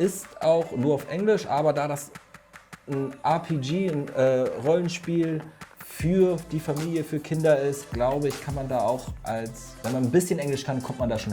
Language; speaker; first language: German; native; German